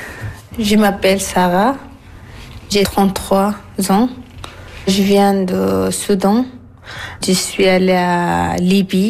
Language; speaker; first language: French; non-native, learner; Arabic